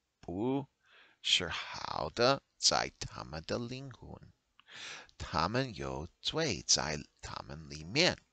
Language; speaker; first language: Chinese; non-native, learner; English